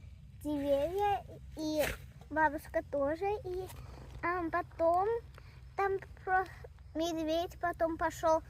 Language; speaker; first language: Russian; early bilingual, heritage; Russian